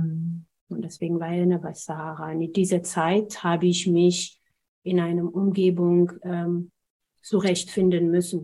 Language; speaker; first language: German; non-native, fluent; Amharic